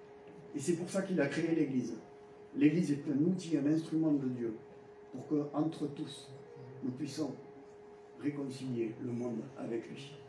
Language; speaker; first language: French; native; French